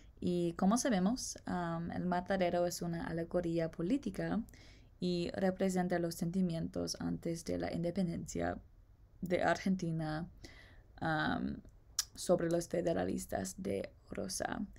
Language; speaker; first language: Spanish; non-native, learner; English